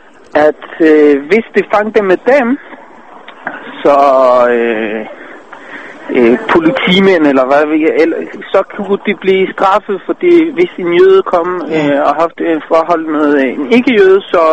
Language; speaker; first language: Danish; non-native, fluent; Hebrew